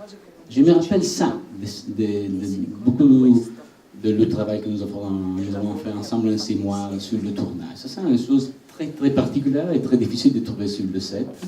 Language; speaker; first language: French; non-native, learner; Italian